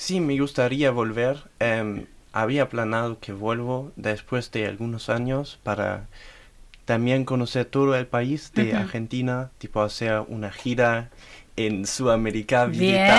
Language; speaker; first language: Spanish; non-native, learner; German